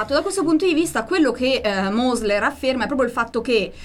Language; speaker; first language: Italian; native; Italian